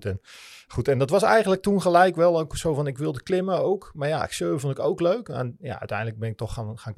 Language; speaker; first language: Dutch; native; Dutch